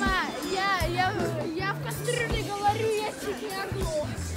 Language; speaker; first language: Russian; native; Russian